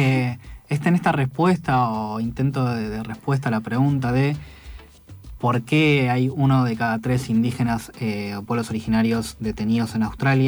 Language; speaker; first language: Spanish; native; Spanish